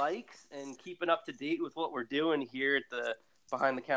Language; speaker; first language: English; native; English